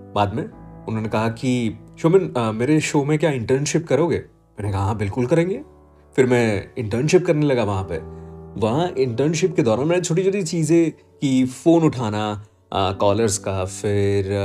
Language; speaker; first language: Hindi; non-native, local second language; Gujarati